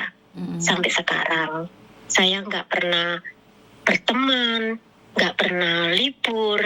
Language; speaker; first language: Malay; non-native, local second language; Javanese